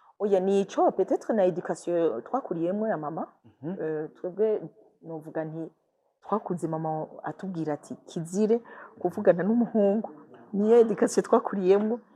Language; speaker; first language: Rundi; native; Rundi